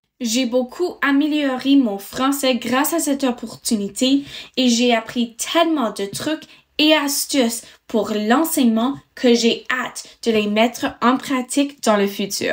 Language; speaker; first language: French; non-native, fluent; English